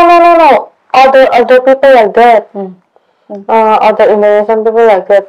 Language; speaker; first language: English; non-native, learner; Indonesian